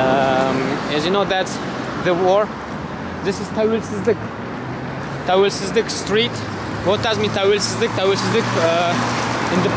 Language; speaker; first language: English; non-native, learner; Kazakh